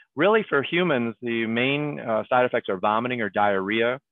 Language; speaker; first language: English; native; English